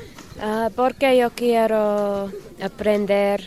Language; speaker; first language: Spanish; non-native, learner; English